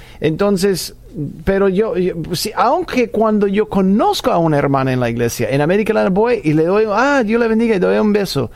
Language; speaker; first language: Spanish; non-native, fluent; English